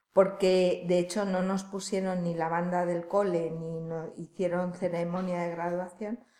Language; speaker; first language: Spanish; native; Spanish